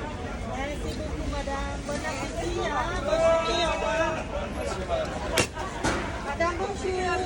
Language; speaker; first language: French; non-native, learner; Thai